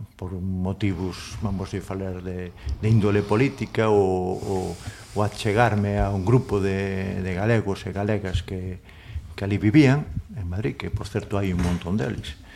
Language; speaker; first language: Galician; non-native, local second language; Spanish